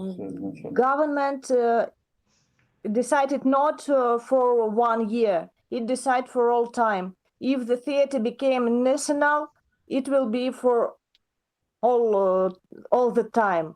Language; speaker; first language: English; non-native, learner; Russian